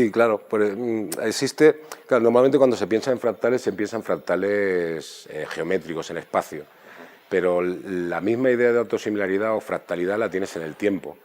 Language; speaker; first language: Spanish; native; Spanish